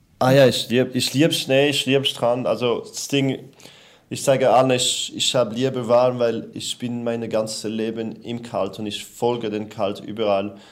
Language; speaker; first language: German; non-native, local second language; French